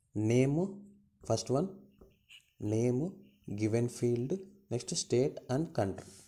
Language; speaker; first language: English; non-native, local second language; Telugu